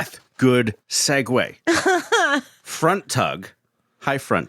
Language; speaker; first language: English; native; English